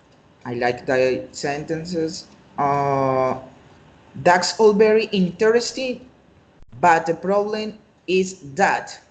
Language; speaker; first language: English; non-native, learner; Spanish